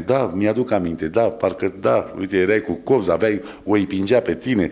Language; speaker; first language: Romanian; native; Romanian